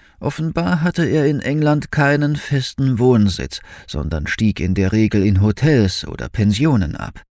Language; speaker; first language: German; native; German